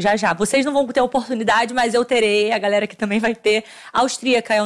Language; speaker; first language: Portuguese; native; Portuguese